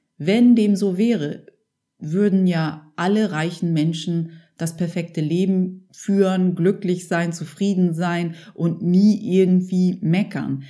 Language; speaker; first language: German; early bilingual, other home language; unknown